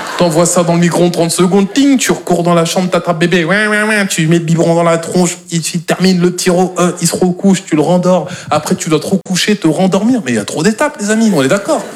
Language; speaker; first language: French; native; French